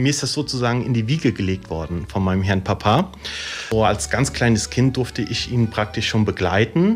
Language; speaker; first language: German; early bilingual, other home language; Italian